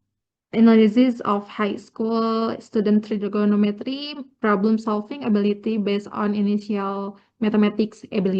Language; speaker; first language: English; non-native, learner; Indonesian